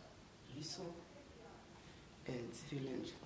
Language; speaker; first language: Portuguese; non-native, learner; Haitian Creole